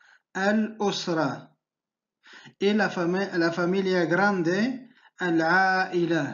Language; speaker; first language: Spanish; non-native, fluent; Arabic